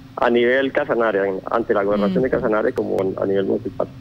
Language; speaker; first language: Spanish; native; Spanish